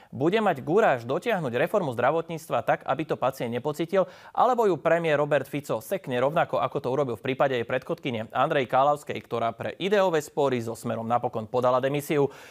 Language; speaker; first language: Slovak; native; Slovak